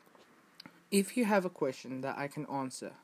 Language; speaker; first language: English; non-native, fluent; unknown